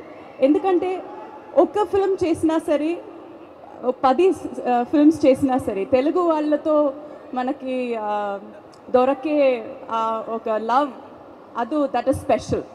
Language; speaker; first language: Telugu; non-native, learner; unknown